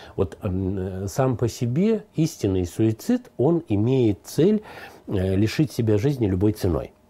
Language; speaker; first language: Russian; native; Russian